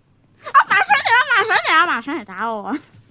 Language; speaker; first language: Chinese; native; Chinese